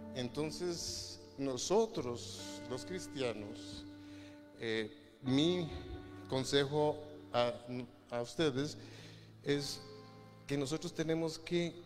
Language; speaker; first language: Spanish; native; Spanish